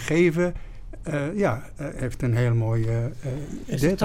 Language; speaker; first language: Dutch; non-native, fluent; Arabic